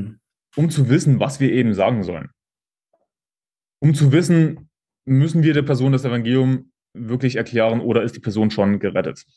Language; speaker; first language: German; native; German